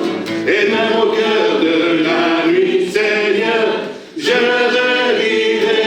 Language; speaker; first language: French; native; French